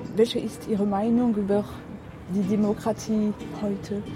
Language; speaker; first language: German; non-native, learner; French